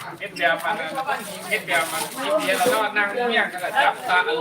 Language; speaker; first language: Thai; non-native, local second language; Lao